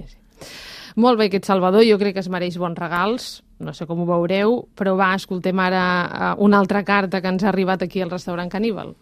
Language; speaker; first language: Catalan; native; Catalan